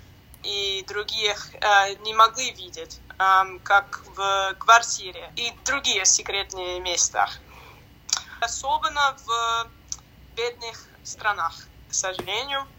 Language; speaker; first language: Russian; non-native, learner; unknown